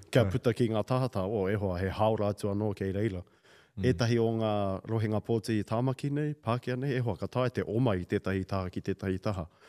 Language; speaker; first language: Māori; native; Māori